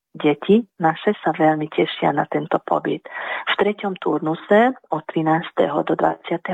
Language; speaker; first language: Slovak; early bilingual, heritage; Slovak